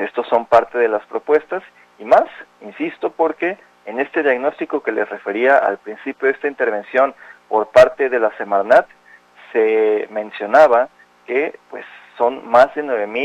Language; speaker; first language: Spanish; native; Spanish